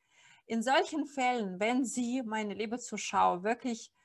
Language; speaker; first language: German; non-native, fluent; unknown